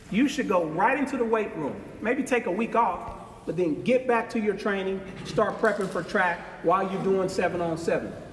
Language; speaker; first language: English; native; English